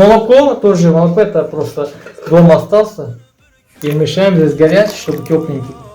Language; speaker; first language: Russian; non-native, learner; Uzbek